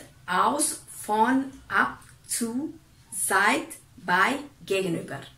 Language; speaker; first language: German; non-native, fluent; Indonesian